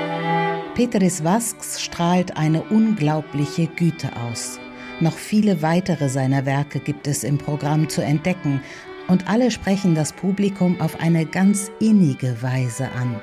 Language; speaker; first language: German; native; German